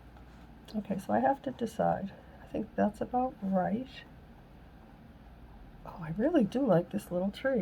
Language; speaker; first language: English; native; English